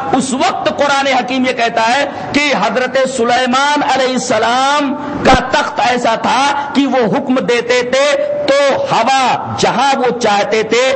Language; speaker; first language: Urdu; native; Urdu